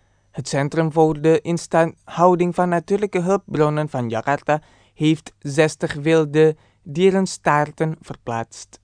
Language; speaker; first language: Dutch; non-native, fluent; Indonesian